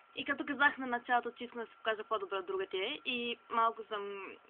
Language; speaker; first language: Bulgarian; early bilingual, heritage; Bulgarian